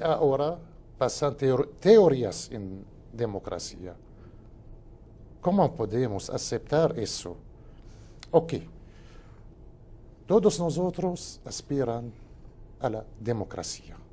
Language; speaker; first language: Portuguese; non-native, fluent; Spanish